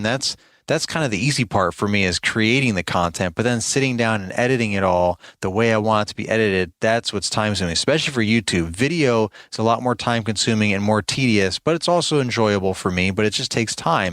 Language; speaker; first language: English; native; English